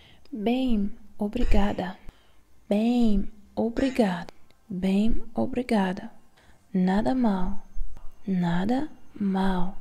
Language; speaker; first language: Portuguese; non-native, learner; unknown